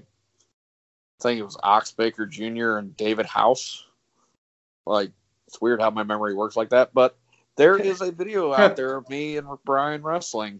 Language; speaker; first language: English; native; English